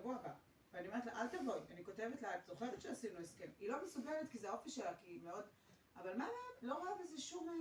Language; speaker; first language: Hebrew; native; Hebrew